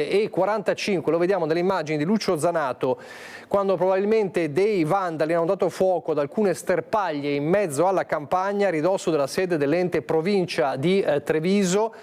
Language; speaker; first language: Italian; native; Italian